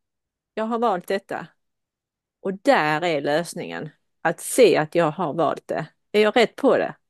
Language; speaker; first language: Swedish; non-native, fluent; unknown